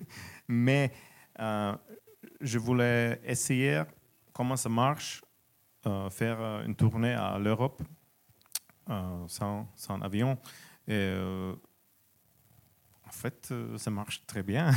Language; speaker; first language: French; non-native, learner; Finnish